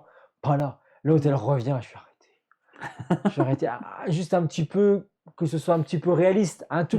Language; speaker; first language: French; native; French